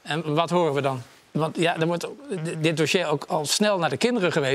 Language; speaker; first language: Dutch; native; Dutch